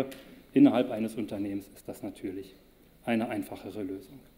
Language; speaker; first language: German; native; German